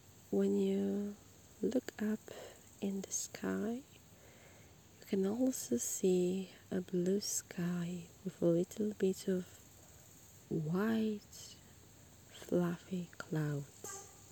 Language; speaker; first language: English; non-native, fluent; Polish